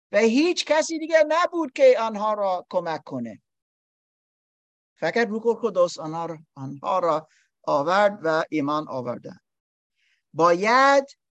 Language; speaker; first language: Persian; non-native, learner; English